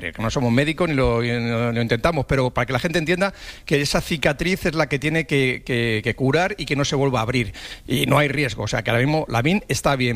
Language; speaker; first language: Spanish; native; Spanish